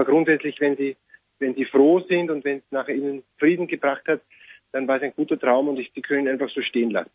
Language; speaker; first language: German; native; German